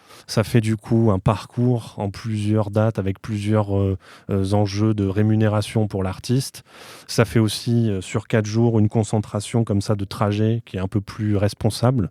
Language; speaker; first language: French; native; French